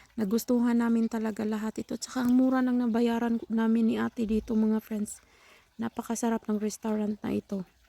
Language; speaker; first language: Filipino; non-native, local second language; Cebuano